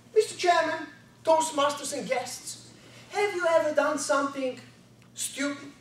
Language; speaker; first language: English; non-native, fluent; Bulgarian